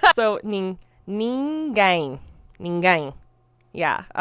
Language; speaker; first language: Portuguese; early bilingual, heritage; Portuguese